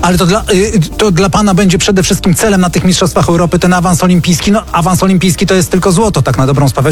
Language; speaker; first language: Polish; native; Polish